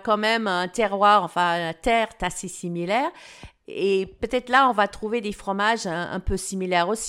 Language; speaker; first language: French; non-native, fluent; English